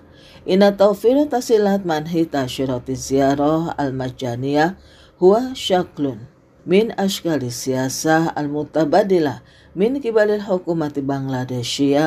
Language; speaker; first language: Arabic; non-native, fluent; Indonesian